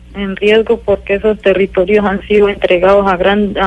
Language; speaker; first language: Spanish; native; Spanish